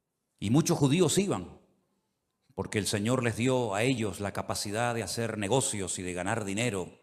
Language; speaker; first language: Spanish; native; Spanish